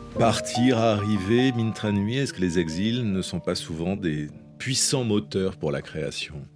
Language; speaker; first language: French; native; French